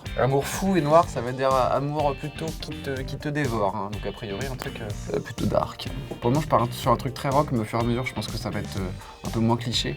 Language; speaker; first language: French; native; French